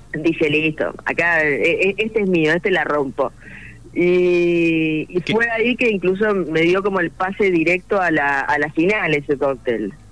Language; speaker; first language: Spanish; native; Spanish